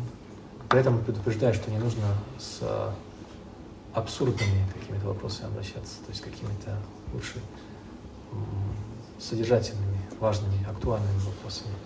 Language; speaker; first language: Russian; native; Russian